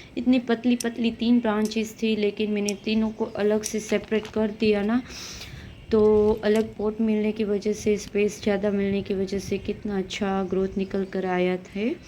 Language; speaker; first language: Hindi; non-native, local second language; Gujarati